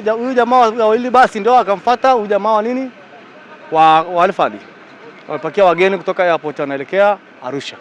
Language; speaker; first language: Swahili; native; Swahili